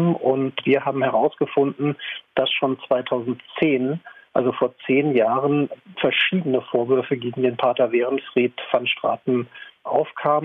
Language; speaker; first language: German; native; German